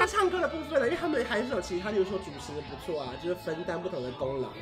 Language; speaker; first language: Chinese; native; Chinese